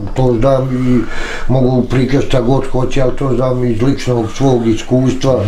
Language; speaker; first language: Serbian; native; Serbian